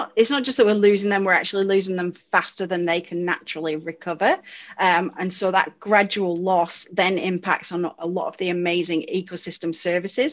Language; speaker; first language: English; native; English